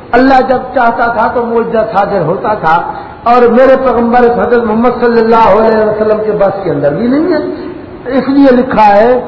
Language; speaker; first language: Urdu; non-native, local second language; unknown